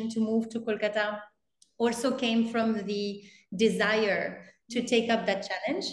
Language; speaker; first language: English; non-native, fluent; French